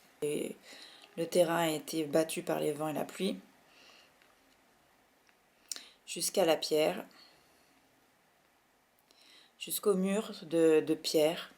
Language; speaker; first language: French; native; French